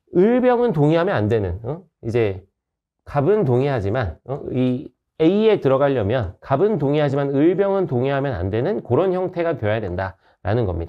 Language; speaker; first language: Korean; native; Korean